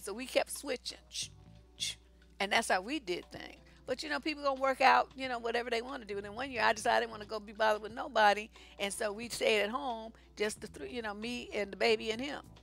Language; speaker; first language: English; native; English